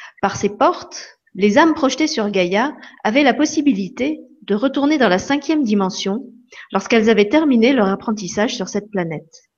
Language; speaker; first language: French; native; French